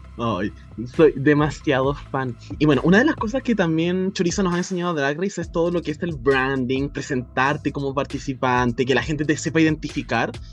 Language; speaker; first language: Spanish; native; Spanish